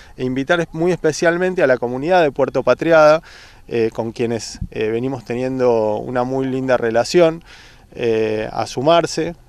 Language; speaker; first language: Spanish; native; Spanish